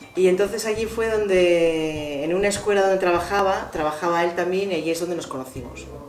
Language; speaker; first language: Spanish; native; Spanish